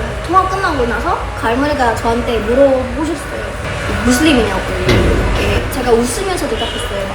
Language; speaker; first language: Korean; non-native, fluent; Indonesian